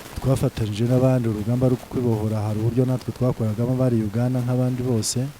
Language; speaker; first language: Kinyarwanda; early bilingual, heritage; Kinyarwanda